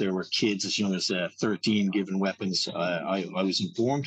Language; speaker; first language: English; native; English